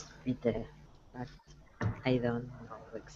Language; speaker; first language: English; non-native, learner; Spanish